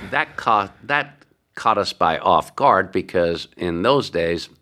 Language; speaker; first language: English; early bilingual, other home language; Hungarian